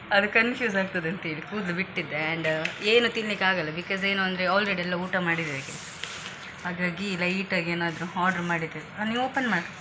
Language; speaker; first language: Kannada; native; Kannada